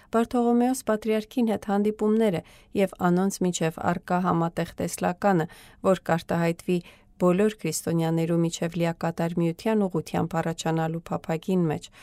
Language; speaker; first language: Armenian; native; Armenian